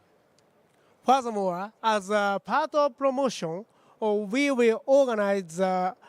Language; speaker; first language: English; non-native, fluent; Japanese